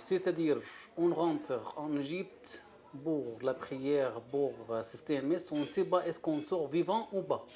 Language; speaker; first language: French; non-native, learner; Arabic